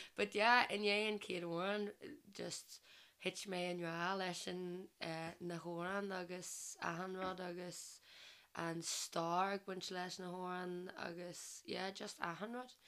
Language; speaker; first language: Irish; non-native, local second language; English